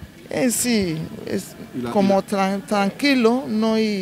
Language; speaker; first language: Spanish; non-native, learner; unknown